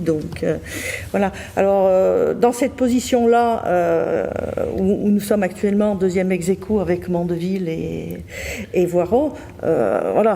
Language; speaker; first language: French; native; French